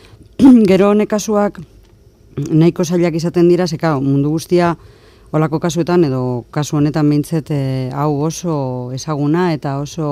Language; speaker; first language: Basque; native; Basque